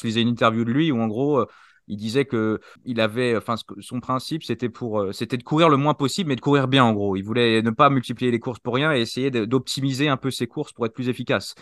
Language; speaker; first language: French; native; French